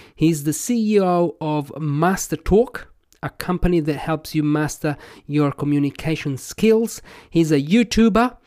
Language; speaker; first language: English; non-native, fluent; Italian